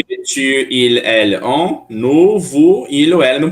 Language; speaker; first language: French; non-native, fluent; Portuguese